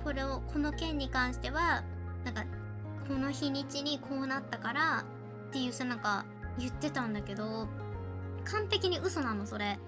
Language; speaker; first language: Japanese; native; Japanese